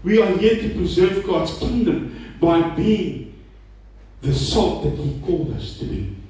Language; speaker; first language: English; non-native, local second language; Afrikaans